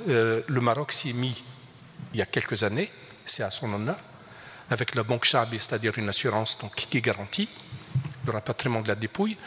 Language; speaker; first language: French; non-native, local second language; Arabic